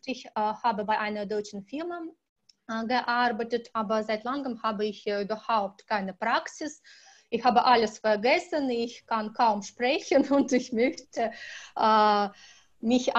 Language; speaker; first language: German; non-native, learner; Russian